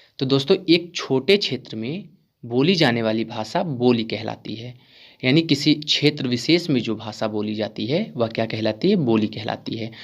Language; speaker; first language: Hindi; native; Hindi